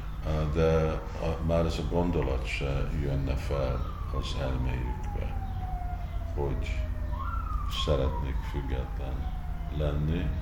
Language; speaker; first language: Hungarian; early bilingual, heritage; Hungarian